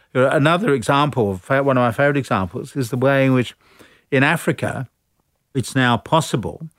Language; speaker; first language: English; native; English